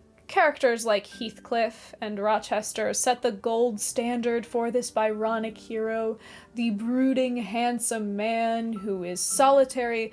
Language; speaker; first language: English; native; English